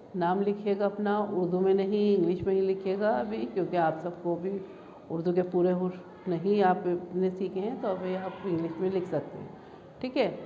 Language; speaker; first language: Hindi; native; Hindi